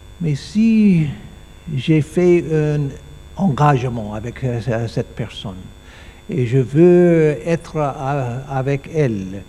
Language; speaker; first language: French; non-native, learner; English